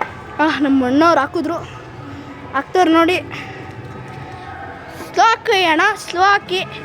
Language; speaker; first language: Kannada; native; Kannada